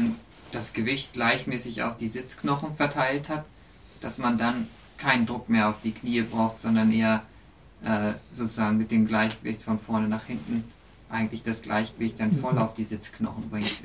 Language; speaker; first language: German; native; German